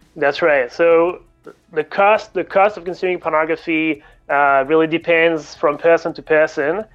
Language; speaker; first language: English; non-native, fluent; French